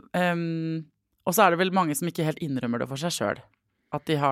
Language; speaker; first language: Norwegian; native; Norwegian